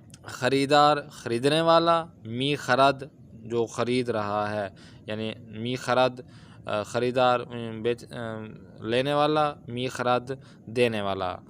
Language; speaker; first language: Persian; non-native, fluent; Urdu